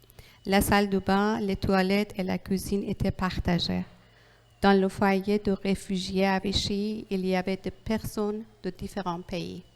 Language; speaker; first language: French; non-native, learner; Persian